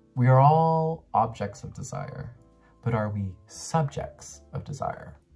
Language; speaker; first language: English; native; English